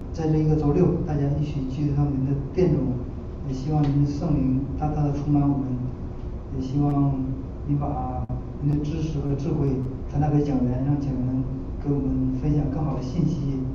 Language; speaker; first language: Chinese; native; Chinese